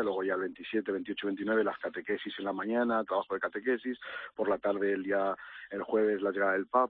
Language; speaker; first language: Spanish; native; Spanish